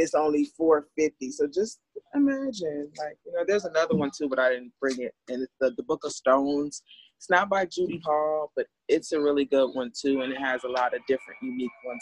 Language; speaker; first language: English; native; English